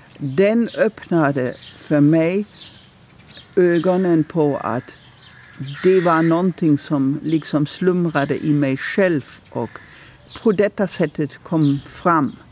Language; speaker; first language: Swedish; non-native, fluent; German